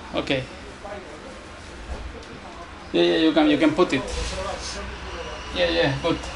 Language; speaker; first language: English; non-native, learner; Spanish